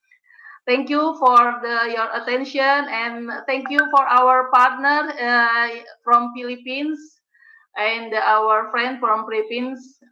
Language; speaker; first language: English; non-native, learner; Indonesian